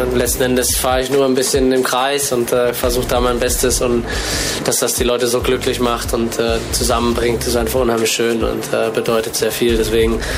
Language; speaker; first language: German; native; German